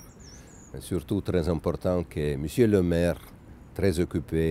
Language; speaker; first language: French; non-native, learner; Russian